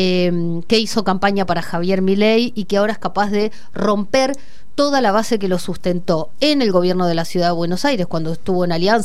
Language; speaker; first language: Spanish; native; Spanish